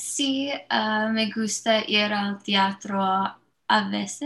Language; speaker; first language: Spanish; non-native, learner; English